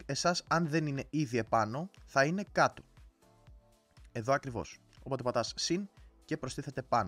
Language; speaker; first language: Greek; native; Greek